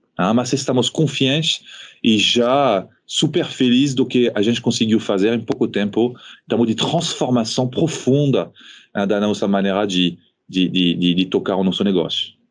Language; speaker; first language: Portuguese; non-native, fluent; French